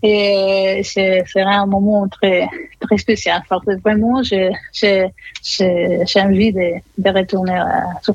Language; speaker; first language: French; non-native, fluent; Spanish